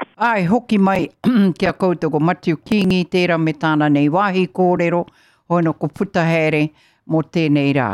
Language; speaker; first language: Māori; native; Māori